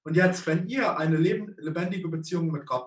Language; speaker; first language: German; native; German